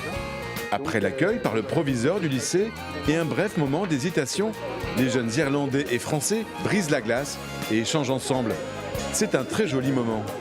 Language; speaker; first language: French; native; French